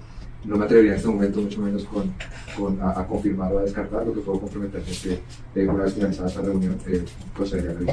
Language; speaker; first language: Spanish; native; Spanish